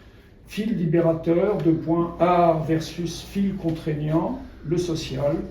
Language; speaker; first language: French; native; French